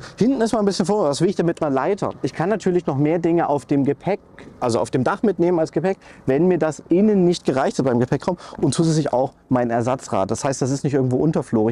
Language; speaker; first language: German; native; German